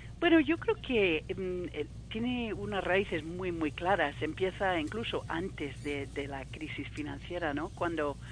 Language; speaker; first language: Spanish; non-native, fluent; English